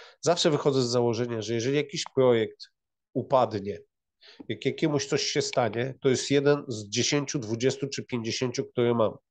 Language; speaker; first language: Polish; native; Polish